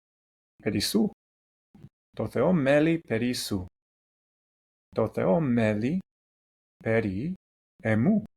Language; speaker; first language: Greek; non-native, fluent; English